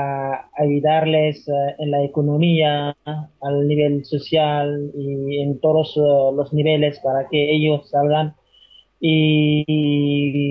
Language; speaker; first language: Spanish; non-native, learner; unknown